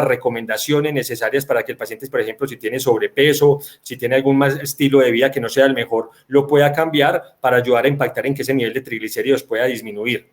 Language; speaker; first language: Spanish; native; Spanish